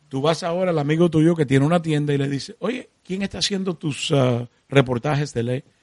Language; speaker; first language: Spanish; early bilingual, heritage; Spanish